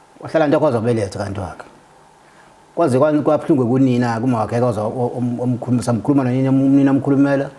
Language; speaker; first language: Zulu; native; Zulu